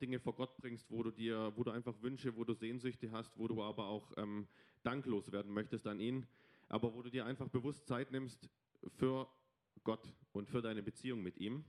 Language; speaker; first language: German; native; German